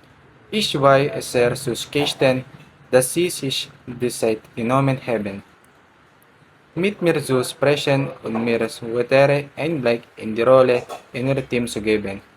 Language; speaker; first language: German; non-native, learner; Filipino